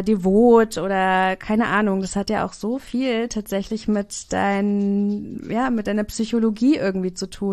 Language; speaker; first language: German; native; German